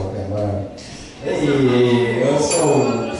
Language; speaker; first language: Portuguese; non-native, learner; English